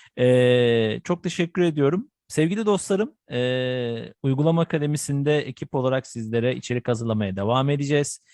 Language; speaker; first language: Turkish; native; Turkish